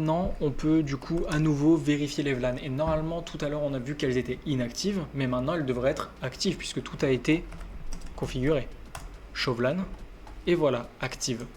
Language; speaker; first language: French; native; French